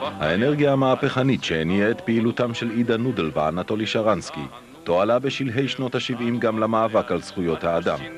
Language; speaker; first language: Hebrew; native; Hebrew